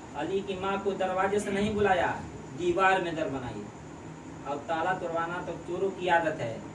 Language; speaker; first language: Urdu; native; Urdu